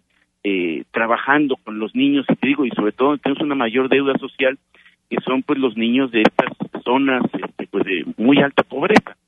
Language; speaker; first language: Spanish; native; Spanish